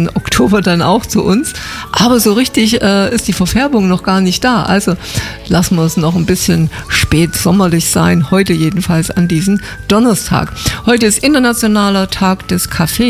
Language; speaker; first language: German; native; German